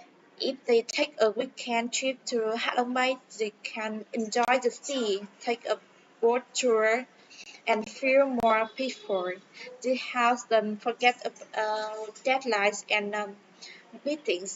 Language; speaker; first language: English; non-native, learner; Vietnamese